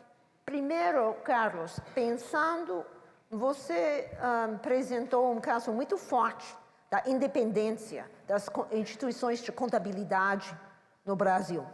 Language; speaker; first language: Portuguese; non-native, learner; English